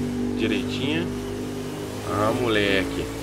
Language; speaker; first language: Portuguese; native; Portuguese